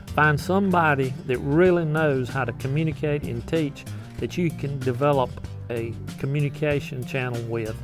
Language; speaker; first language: English; native; English